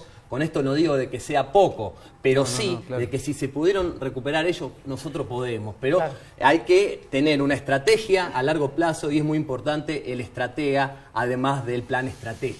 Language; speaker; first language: Spanish; native; Spanish